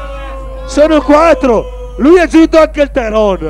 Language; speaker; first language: Italian; native; Italian